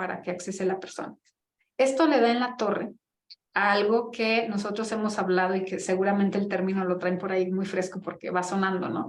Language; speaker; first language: Spanish; native; Spanish